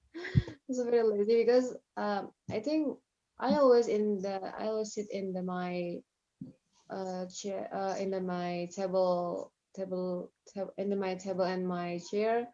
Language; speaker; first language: English; non-native, learner; Indonesian